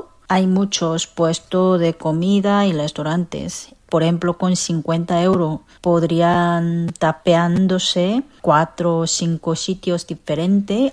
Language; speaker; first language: Spanish; non-native, fluent; Korean